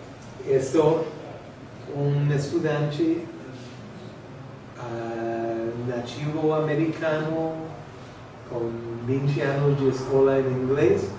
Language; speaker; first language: Portuguese; non-native, fluent; English